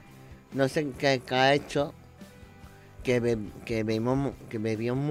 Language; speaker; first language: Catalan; non-native, local second language; Spanish